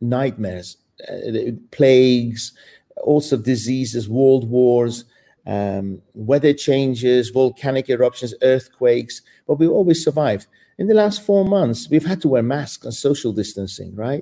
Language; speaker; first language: English; non-native, fluent; Persian